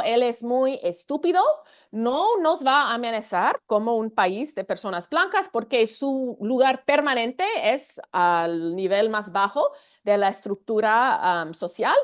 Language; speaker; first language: Spanish; non-native, fluent; English